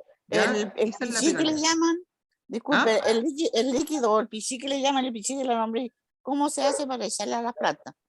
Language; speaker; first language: Spanish; native; Spanish